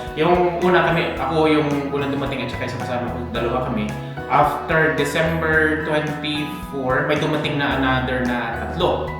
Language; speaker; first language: Filipino; native; Filipino